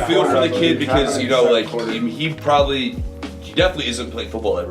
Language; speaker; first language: English; native; English